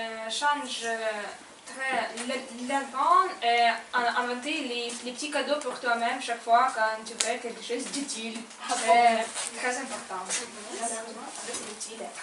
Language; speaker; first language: French; non-native, learner; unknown